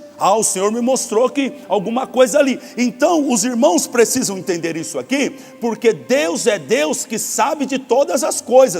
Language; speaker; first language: Portuguese; native; Portuguese